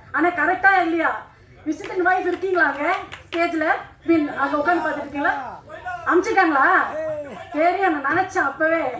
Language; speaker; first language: Tamil; non-native, local second language; Telugu